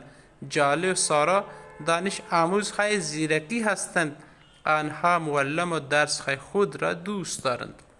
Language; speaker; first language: Persian; non-native, fluent; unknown